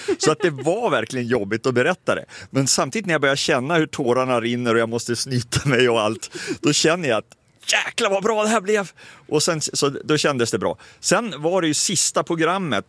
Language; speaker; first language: Swedish; native; Swedish